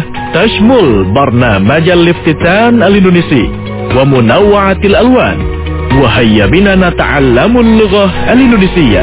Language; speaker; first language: Arabic; non-native, fluent; Indonesian